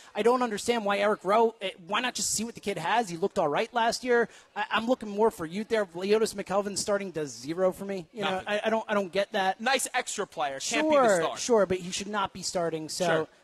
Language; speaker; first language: English; native; English